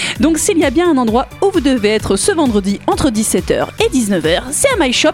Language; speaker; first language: French; native; French